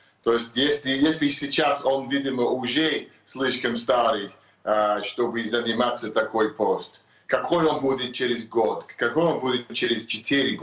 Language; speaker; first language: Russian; non-native, fluent; English